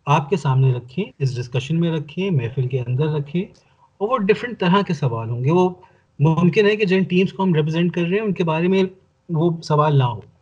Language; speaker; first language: Urdu; native; Urdu